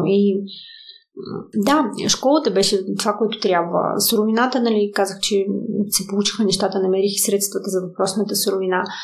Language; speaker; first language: Bulgarian; early bilingual, heritage; Russian